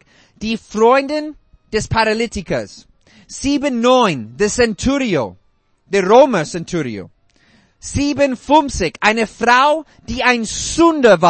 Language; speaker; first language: German; non-native, fluent; English